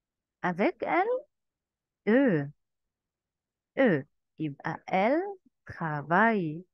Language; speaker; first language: French; non-native, fluent; Arabic